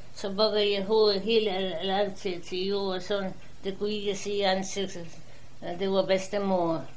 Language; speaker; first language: Danish; non-native, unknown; Polish